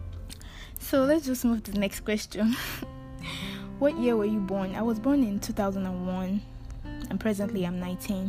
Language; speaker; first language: English; non-native, local second language; Yoruba